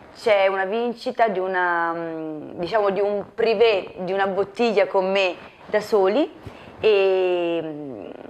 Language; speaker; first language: Italian; native; Italian